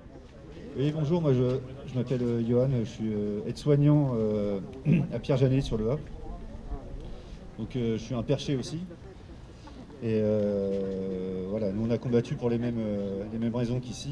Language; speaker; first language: French; native; French